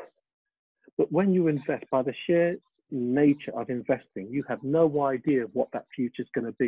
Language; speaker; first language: English; early bilingual, other home language; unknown